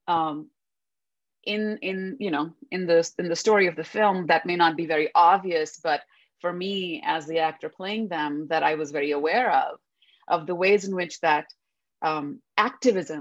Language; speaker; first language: English; non-native, local second language; Hindi